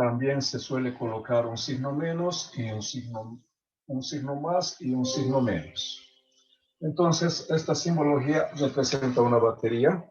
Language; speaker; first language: Spanish; native; Spanish